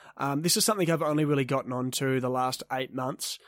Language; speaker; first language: English; native; English